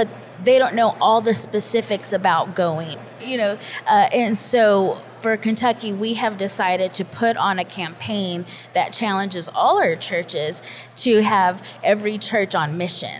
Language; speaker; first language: English; native; English